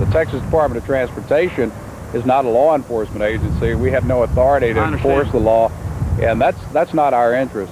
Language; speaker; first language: English; native; English